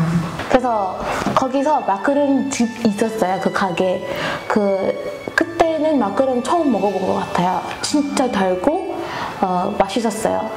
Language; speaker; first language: Korean; non-native, fluent; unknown